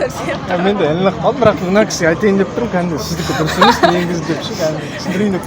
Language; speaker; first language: Kazakh; native; Kazakh